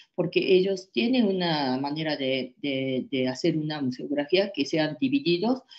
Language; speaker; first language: Spanish; non-native, fluent; Japanese